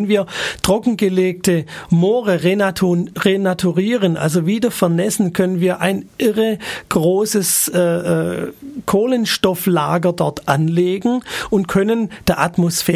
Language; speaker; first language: German; native; German